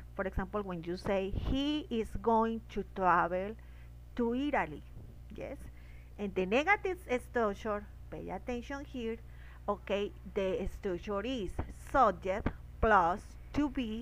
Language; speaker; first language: English; non-native, learner; Spanish